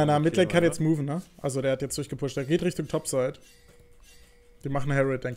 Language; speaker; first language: German; native; German